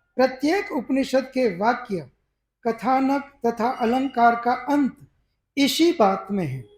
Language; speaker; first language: Hindi; non-native, local second language; Gujarati